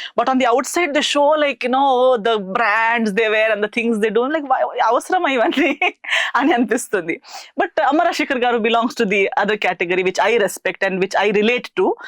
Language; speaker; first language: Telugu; non-native, fluent; Konkani